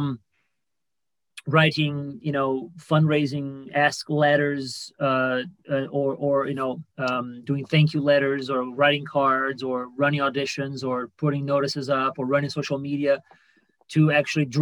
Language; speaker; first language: English; non-native, fluent; Portuguese